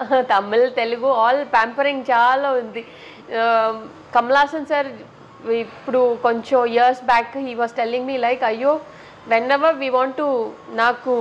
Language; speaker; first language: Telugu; non-native, local second language; Tamil